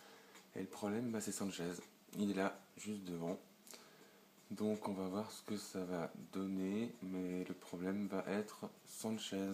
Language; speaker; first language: French; native; French